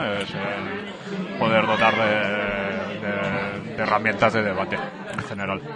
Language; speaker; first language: Spanish; native; Spanish